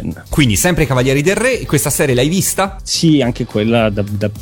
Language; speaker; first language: Italian; native; Italian